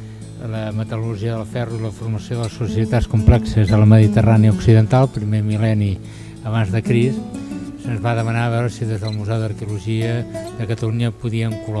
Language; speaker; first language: Catalan; native; Catalan